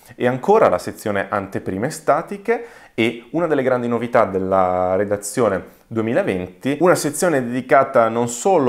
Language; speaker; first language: Italian; native; Italian